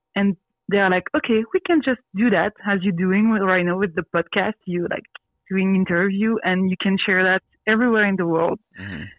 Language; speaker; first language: English; non-native, learner; French